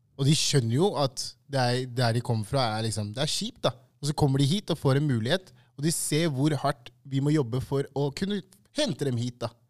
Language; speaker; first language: Norwegian; early bilingual, other home language; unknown